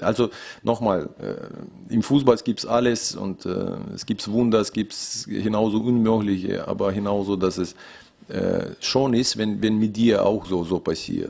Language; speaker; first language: German; non-native, learner; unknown